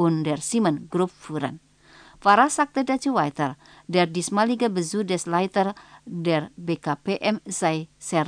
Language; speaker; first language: German; non-native, fluent; Indonesian